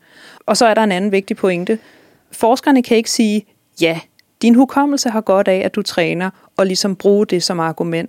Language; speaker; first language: Danish; native; Danish